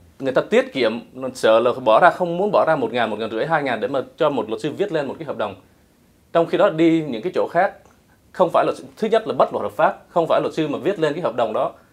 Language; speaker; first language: Vietnamese; early bilingual, heritage; Vietnamese